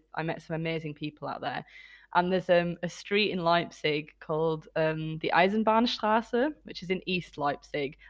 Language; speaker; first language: English; native; English